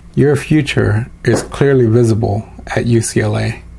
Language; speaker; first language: English; native; English